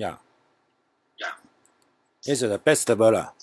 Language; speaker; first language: English; non-native, learner; Chinese